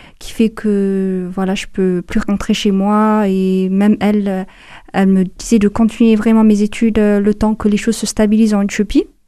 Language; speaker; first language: French; non-native, fluent; Amharic